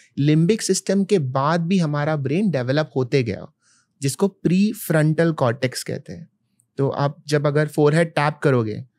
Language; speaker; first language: Hindi; non-native, local second language; Malayalam